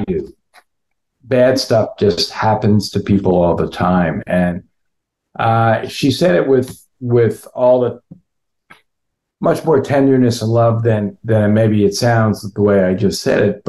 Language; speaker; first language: English; native; English